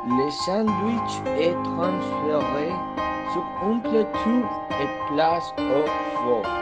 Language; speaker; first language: French; non-native, learner; Spanish